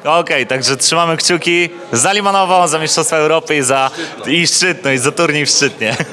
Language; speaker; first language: Polish; native; Polish